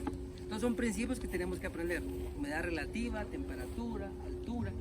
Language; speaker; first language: Spanish; native; Spanish